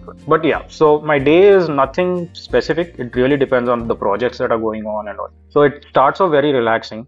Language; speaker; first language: English; non-native, local second language; Urdu